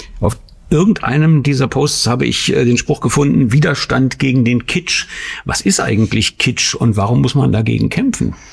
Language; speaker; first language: German; native; German